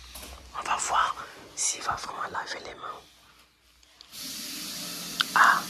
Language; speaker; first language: French; native; French